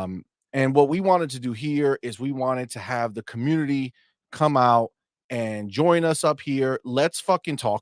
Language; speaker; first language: English; native; English